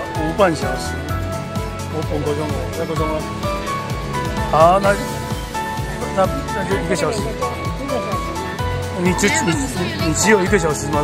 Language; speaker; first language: Chinese; native; Chinese